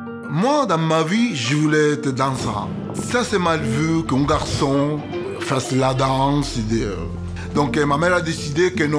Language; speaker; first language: French; non-native, fluent; Spanish